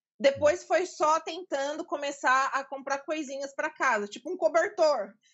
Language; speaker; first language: Portuguese; native; Portuguese